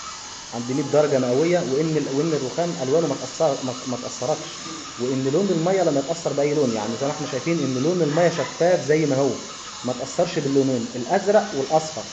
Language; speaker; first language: Arabic; native; Arabic